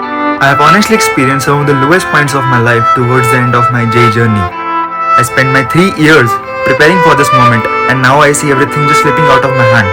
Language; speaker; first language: English; non-native, local second language; Hindi